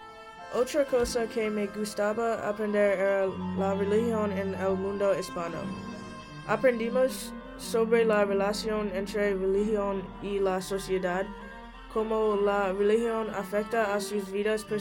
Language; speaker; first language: Spanish; non-native, fluent; English